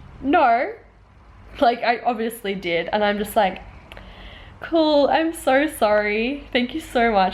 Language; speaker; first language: English; native; English